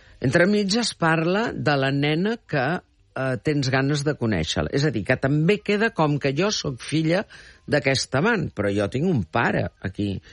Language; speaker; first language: Catalan; early bilingual, heritage; Catalan